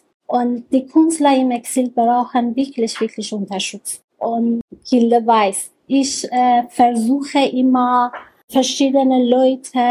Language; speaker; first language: German; non-native, learner; Persian